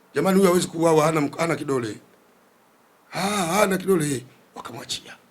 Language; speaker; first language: Swahili; native; Swahili